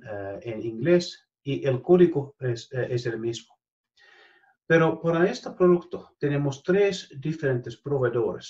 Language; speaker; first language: Spanish; non-native, fluent; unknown